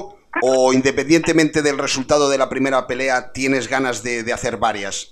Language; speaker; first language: Spanish; native; Spanish